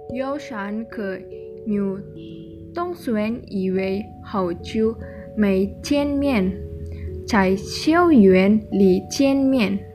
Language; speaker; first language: Chinese; non-native, learner; Indonesian